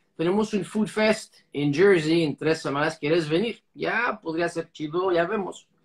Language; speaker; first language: Spanish; non-native, fluent; English